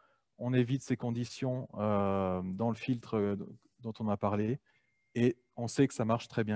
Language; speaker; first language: French; native; French